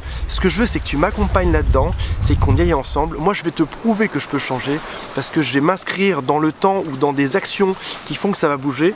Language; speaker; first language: French; native; French